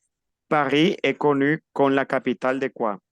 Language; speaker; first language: French; non-native, fluent; Spanish